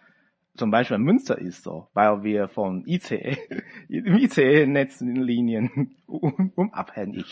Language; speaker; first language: German; non-native, fluent; Chinese